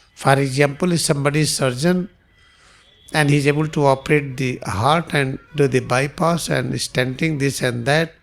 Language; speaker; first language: English; non-native, local second language; Hindi